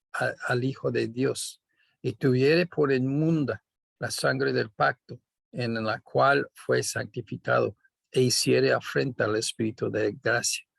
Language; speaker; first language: Spanish; non-native, fluent; English